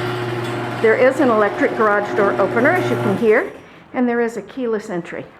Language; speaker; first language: English; native; English